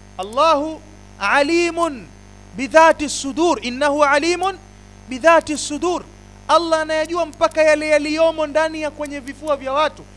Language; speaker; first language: Swahili; native; Swahili